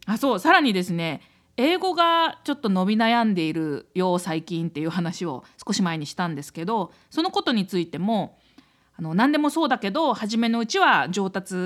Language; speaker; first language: Japanese; native; Japanese